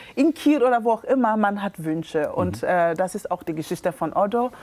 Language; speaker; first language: German; early bilingual, other home language; Akan